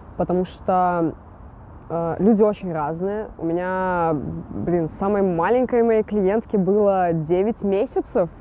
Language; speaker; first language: Russian; native; Russian